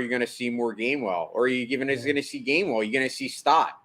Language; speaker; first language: English; native; English